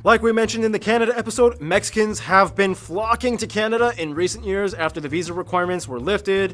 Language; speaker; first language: English; native; English